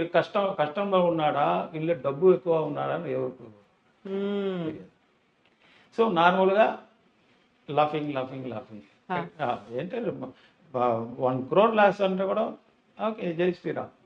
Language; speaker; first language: Telugu; non-native, learner; Tamil